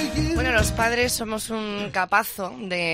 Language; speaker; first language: Spanish; native; Spanish